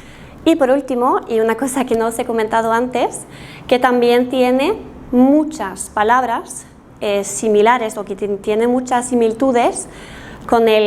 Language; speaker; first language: Spanish; non-native, fluent; Norwegian